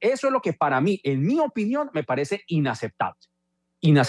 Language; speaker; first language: Spanish; native; Spanish